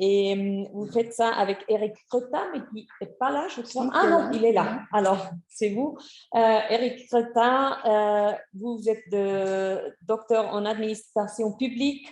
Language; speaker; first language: French; non-native, fluent; German